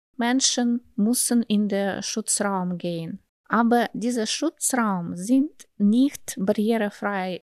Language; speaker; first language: German; non-native, fluent; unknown